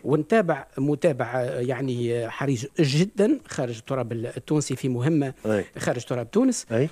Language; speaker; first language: Arabic; native; Arabic